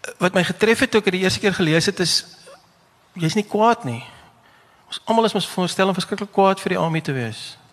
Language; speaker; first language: Afrikaans; native; Afrikaans